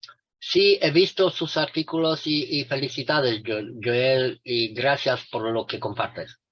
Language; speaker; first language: Spanish; non-native, fluent; Romanian